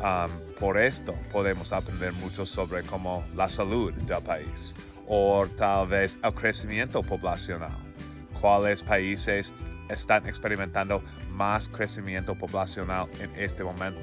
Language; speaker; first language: Spanish; non-native, fluent; English